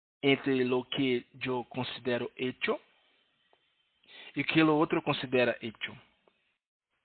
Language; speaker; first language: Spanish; non-native, learner; Portuguese